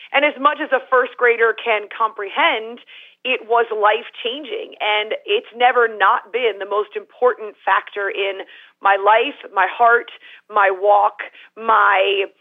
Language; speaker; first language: English; native; English